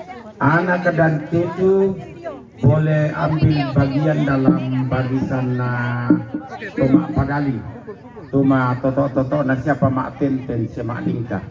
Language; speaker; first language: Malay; non-native, local second language; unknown